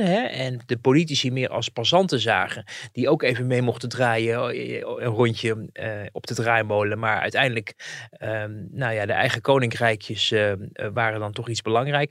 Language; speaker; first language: Dutch; native; Dutch